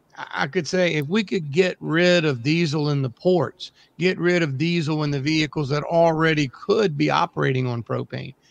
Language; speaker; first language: English; native; English